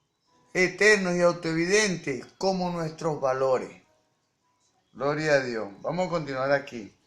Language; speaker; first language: Spanish; native; Spanish